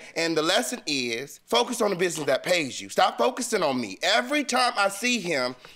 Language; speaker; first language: English; native; English